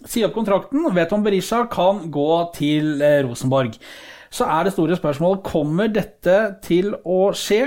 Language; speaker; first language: Norwegian; native; Norwegian